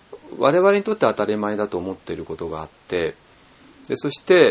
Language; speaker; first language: Japanese; native; Japanese